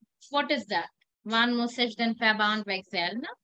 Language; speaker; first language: German; non-native, fluent; Hindi